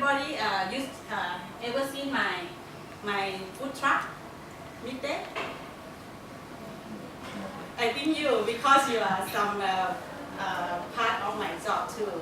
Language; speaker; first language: English; non-native, learner; Thai